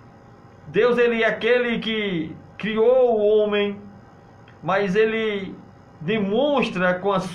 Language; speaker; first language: Portuguese; native; Portuguese